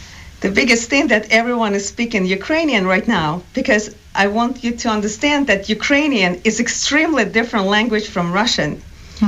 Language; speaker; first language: English; non-native, fluent; Ukrainian